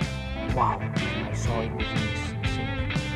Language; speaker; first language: English; non-native, learner; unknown